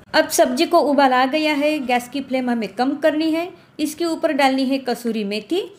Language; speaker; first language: Hindi; non-native, local second language; Marathi